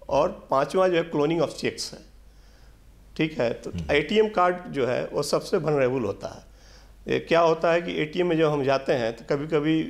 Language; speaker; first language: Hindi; native; Hindi